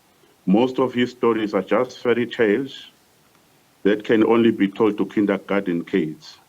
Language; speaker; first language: English; non-native, local second language; Swati